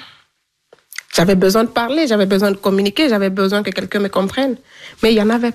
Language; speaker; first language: French; non-native, local second language; Fula